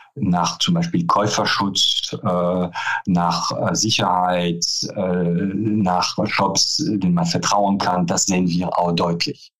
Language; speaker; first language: German; non-native, fluent; French